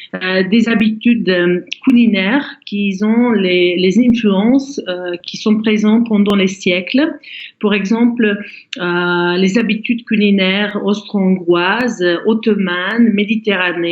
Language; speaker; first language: French; non-native, fluent; Croatian